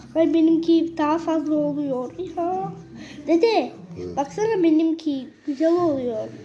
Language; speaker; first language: Turkish; early bilingual, heritage; Turkish